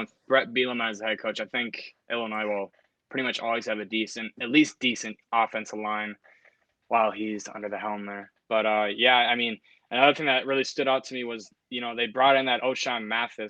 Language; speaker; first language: English; native; English